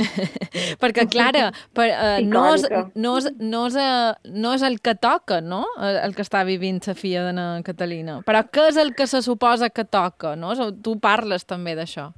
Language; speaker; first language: Catalan; native; Catalan